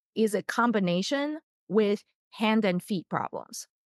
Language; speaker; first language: English; non-native, fluent; Chinese